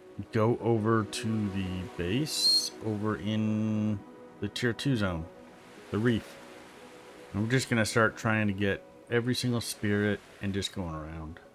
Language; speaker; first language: English; native; English